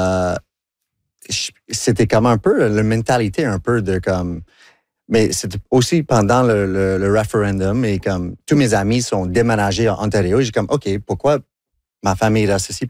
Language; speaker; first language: French; non-native, local second language; English